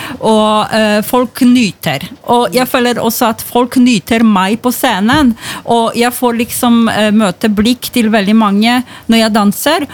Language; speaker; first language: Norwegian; non-native, fluent; Polish